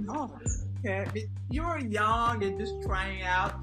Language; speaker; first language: English; non-native, fluent; French